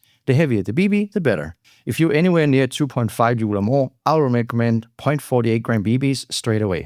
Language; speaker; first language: English; non-native, fluent; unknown